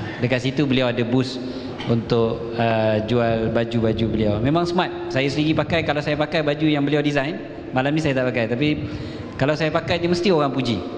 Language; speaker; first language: Malay; native; Malay